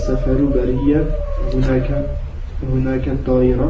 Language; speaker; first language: Arabic; non-native, learner; French